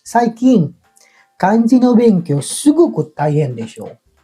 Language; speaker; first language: Japanese; non-native, fluent; Indonesian